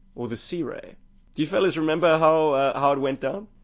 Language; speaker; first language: English; native; English